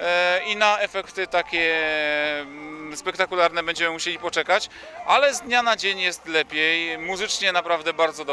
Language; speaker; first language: Polish; native; Polish